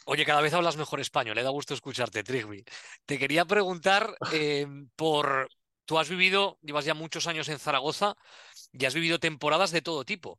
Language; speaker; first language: Spanish; native; Spanish